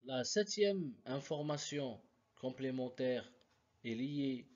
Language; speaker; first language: French; non-native, local second language; Arabic